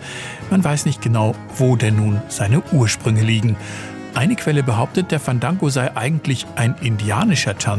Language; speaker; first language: German; native; German